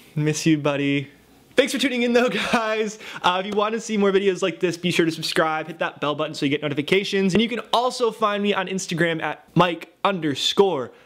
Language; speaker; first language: English; native; English